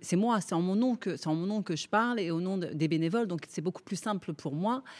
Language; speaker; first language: French; native; French